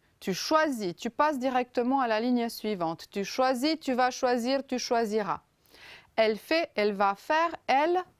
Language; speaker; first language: French; non-native, fluent; Romanian